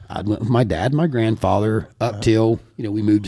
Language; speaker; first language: English; native; English